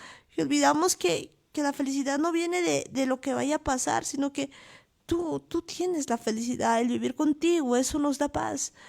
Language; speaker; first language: Spanish; native; Spanish